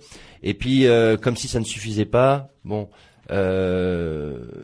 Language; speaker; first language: French; native; French